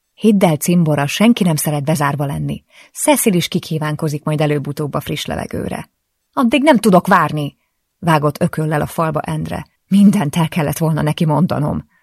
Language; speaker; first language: Hungarian; native; Hungarian